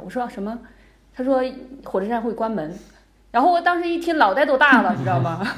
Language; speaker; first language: Chinese; native; Chinese